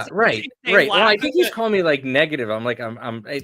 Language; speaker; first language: English; native; English